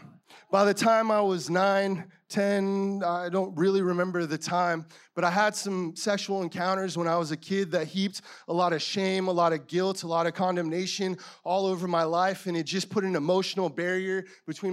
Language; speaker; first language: English; native; English